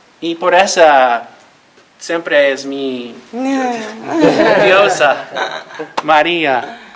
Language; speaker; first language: Portuguese; non-native, learner; Spanish